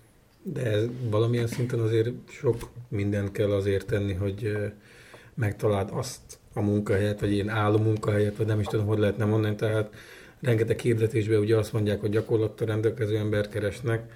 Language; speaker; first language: Hungarian; native; Hungarian